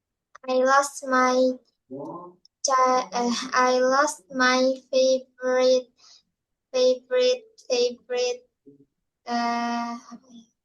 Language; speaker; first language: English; non-native, learner; Indonesian